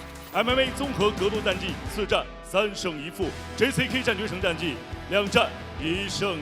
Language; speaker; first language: Chinese; native; Chinese